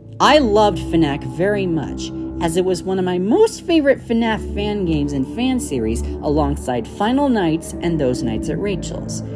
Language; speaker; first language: English; native; English